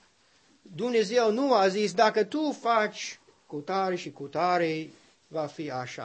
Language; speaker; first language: Romanian; non-native, learner; English